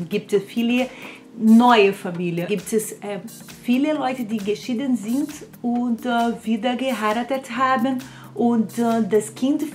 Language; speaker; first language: German; non-native, fluent; Portuguese